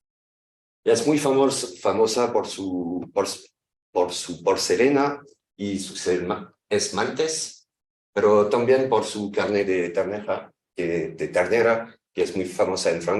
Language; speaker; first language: Spanish; non-native, fluent; French